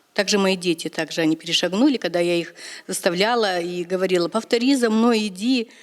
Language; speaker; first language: Russian; non-native, local second language; Kazakh